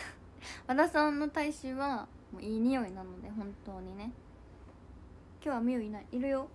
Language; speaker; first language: Japanese; native; Japanese